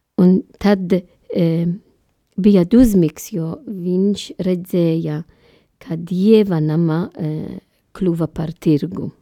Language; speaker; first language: Latvian; non-native, learner; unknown